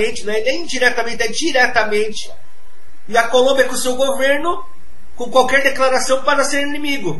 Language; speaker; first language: Portuguese; native; Portuguese